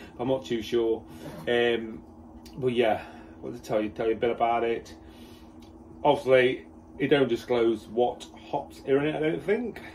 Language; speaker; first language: English; native; English